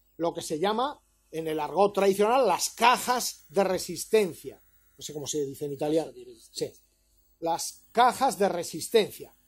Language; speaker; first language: Spanish; native; Spanish